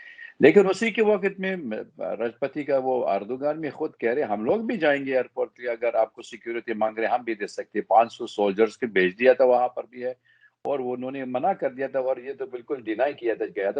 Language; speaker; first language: Hindi; non-native, fluent; Arabic